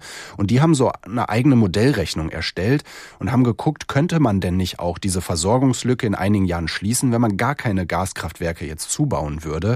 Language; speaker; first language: German; native; German